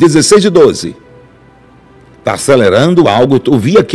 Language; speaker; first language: Portuguese; native; Portuguese